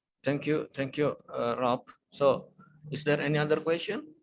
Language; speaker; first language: English; non-native, fluent; Indonesian